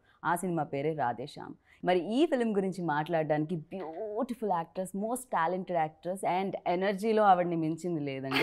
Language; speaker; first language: Telugu; native; Telugu